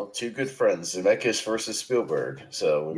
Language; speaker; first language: English; native; English